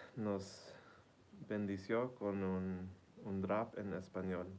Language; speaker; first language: Spanish; early bilingual, heritage; Spanish